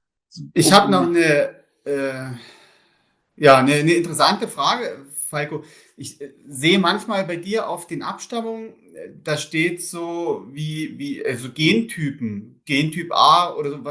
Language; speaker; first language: German; native; German